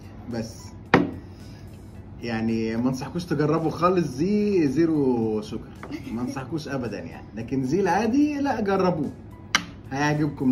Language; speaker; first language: Arabic; native; Arabic